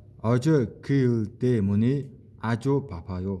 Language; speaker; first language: Korean; non-native, learner; Mongolian